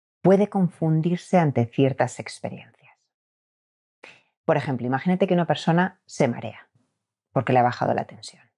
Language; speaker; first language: Spanish; native; Spanish